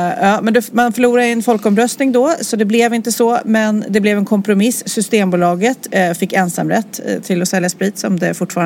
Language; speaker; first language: Swedish; native; Swedish